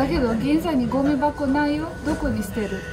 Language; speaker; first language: Japanese; non-native, fluent; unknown